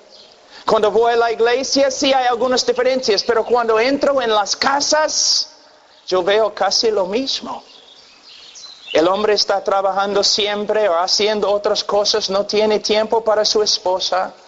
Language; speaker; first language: Spanish; non-native, fluent; English